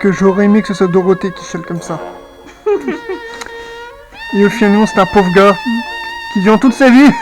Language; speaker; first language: French; native; French